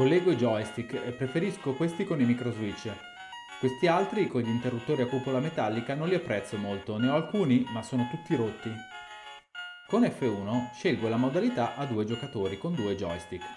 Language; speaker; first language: Italian; native; Italian